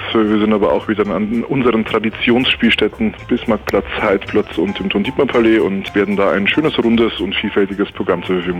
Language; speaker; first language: German; native; German